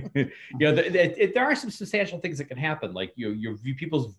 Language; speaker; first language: English; native; English